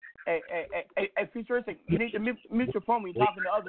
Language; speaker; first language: English; native; English